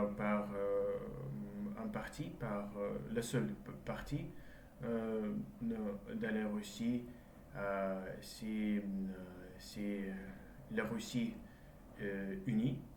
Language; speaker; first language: French; non-native, learner; Russian